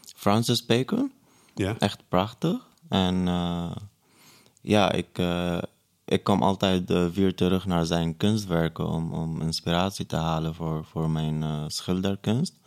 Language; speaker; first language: Dutch; non-native, fluent; Arabic